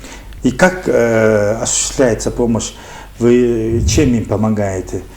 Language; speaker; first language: Russian; native; Russian